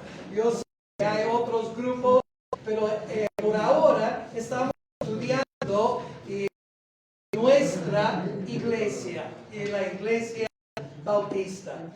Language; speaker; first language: Spanish; non-native, fluent; English